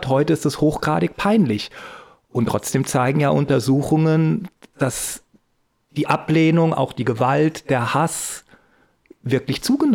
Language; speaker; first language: German; native; German